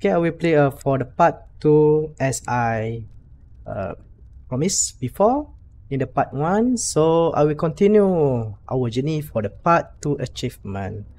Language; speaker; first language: English; non-native, local second language; Malay